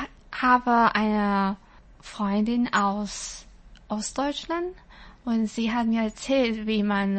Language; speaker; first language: German; non-native, learner; Chinese